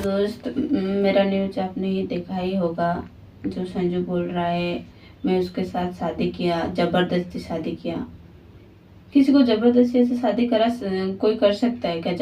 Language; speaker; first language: Hindi; non-native, local second language; Odia